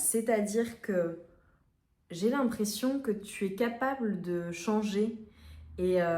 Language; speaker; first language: French; native; French